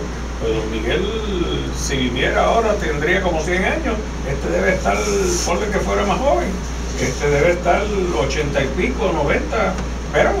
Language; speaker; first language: Spanish; native; Spanish